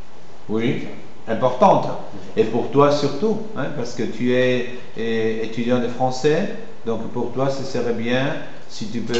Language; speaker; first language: French; non-native, fluent; Spanish